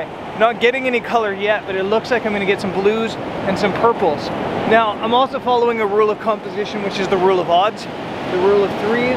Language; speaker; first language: English; native; English